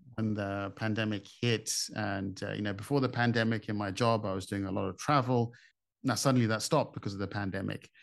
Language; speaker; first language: English; native; English